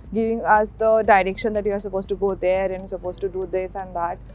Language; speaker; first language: English; non-native, local second language; Bangla